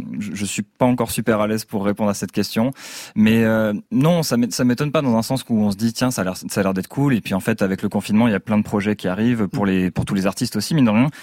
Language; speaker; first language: French; native; French